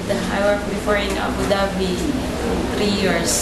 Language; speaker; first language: English; non-native, learner; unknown